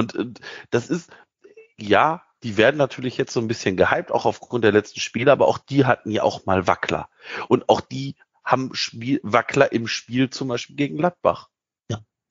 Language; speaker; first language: German; native; German